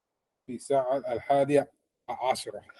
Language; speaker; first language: Arabic; non-native, learner; English